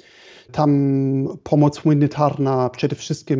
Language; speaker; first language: Polish; non-native, fluent; German